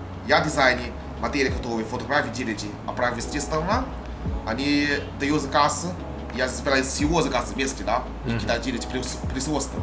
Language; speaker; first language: Russian; non-native, learner; Chinese